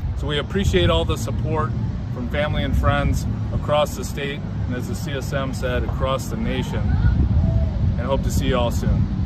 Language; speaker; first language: English; native; English